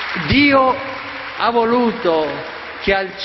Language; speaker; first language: Italian; non-native, fluent; Spanish